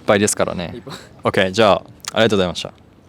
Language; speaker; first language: Japanese; native; Japanese